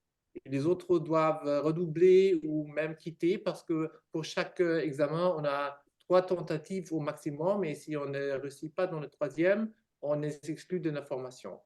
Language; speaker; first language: French; non-native, fluent; German